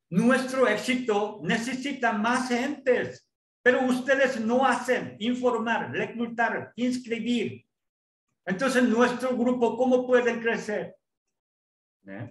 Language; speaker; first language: Spanish; non-native, learner; Korean